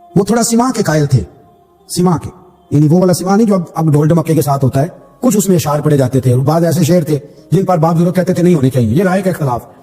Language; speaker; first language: Urdu; non-native, local second language; Punjabi